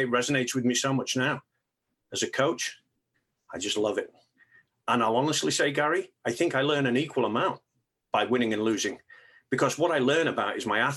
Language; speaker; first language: English; native; English